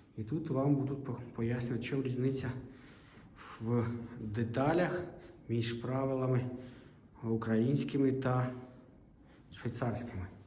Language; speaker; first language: Ukrainian; native; Ukrainian